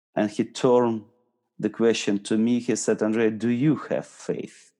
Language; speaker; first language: English; non-native, fluent; Ukrainian